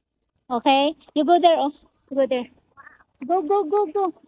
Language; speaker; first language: English; non-native, local second language; Filipino